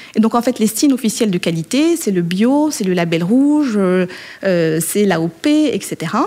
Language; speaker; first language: French; non-native, local second language; Arabic